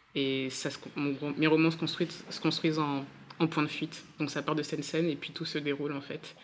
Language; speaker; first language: French; native; French